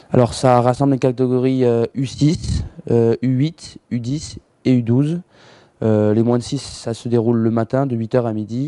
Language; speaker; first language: French; native; French